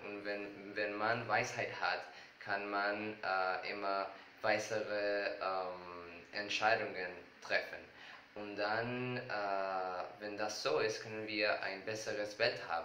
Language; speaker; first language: German; non-native, learner; Spanish